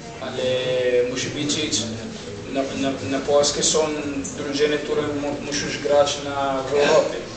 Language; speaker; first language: Polish; non-native, learner; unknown